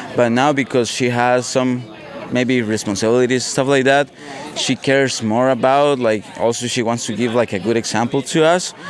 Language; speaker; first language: English; non-native, fluent; Spanish